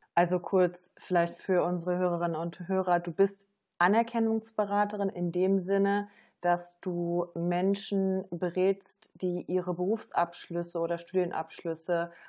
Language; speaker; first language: German; native; German